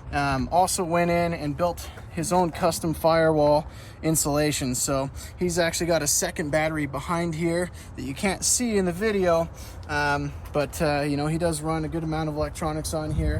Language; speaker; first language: English; native; English